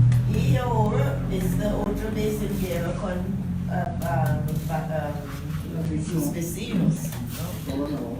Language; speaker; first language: Spanish; non-native, fluent; English